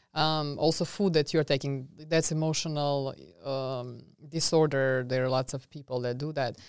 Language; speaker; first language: English; non-native, fluent; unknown